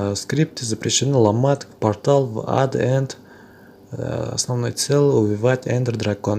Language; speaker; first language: Russian; non-native, local second language; Kazakh